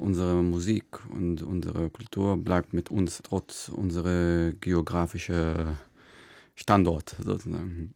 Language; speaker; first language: German; non-native, fluent; Arabic